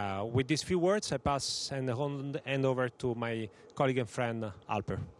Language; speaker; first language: English; non-native, fluent; Italian